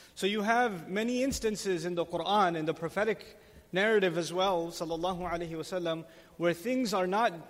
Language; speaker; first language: English; native; English